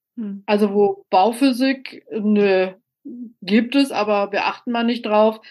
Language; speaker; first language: German; native; German